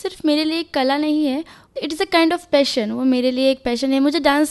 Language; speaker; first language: Hindi; non-native, local second language; Bangla